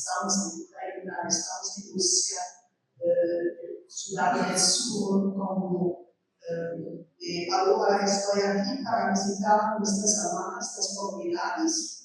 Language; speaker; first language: Spanish; non-native, fluent; German